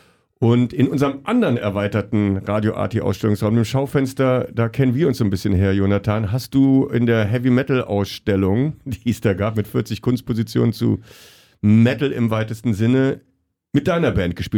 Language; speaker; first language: German; native; German